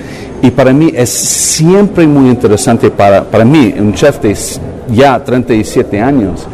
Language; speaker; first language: Spanish; non-native, learner; English